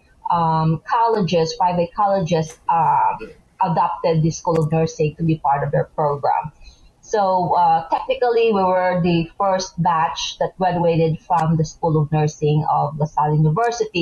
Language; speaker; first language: English; non-native, local second language; Hiligaynon